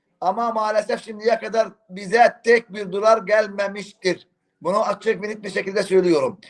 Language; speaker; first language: Turkish; non-native, fluent; Arabic